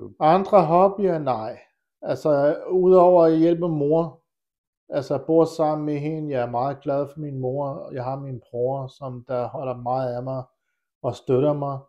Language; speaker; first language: Danish; early bilingual, other home language; Kurdish